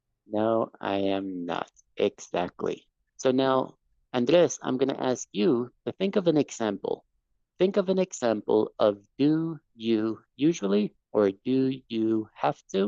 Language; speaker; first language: English; non-native, fluent; Spanish